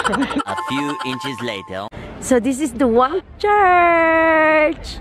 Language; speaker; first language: English; non-native, local second language; Filipino